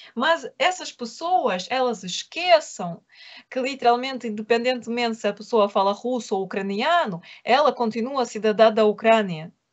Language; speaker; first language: Portuguese; non-native, fluent; Ukrainian